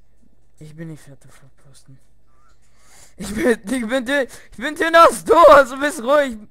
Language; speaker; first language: German; early bilingual, other home language; Russian